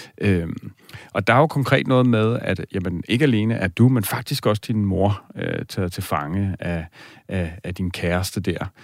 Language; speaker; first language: Danish; native; Danish